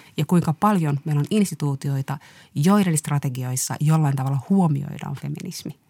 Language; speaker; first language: Finnish; early bilingual, other home language; Somali